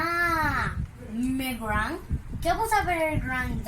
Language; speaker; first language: French; non-native, learner; Spanish